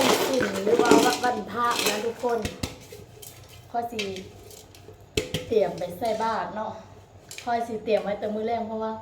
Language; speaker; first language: Thai; non-native, local second language; Lao